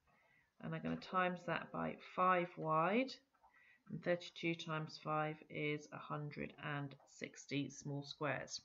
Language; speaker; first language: English; native; English